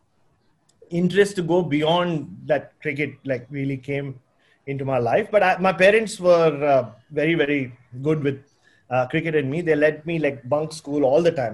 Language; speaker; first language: English; non-native, local second language; Tamil